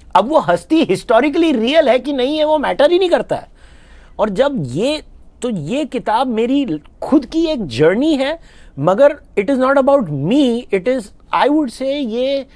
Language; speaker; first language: Hindi; native; Hindi